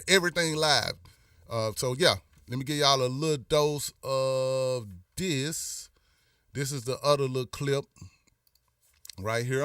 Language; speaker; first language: English; native; English